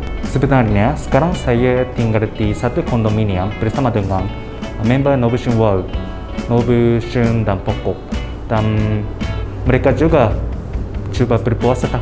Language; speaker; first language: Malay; non-native, learner; Japanese